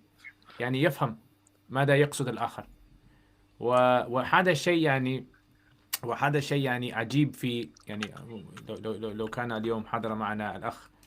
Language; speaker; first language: Arabic; non-native, fluent; English